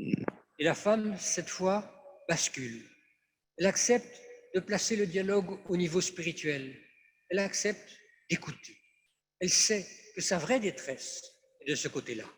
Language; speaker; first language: French; native; French